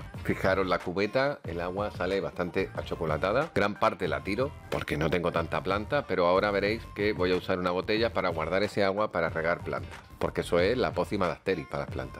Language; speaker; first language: Spanish; native; Spanish